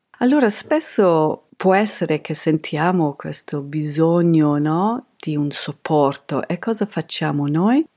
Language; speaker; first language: Italian; non-native, fluent; English